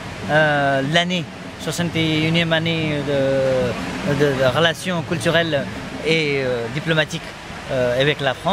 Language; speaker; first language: French; non-native, fluent; Nepali